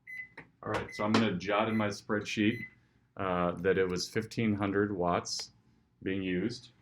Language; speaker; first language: English; native; English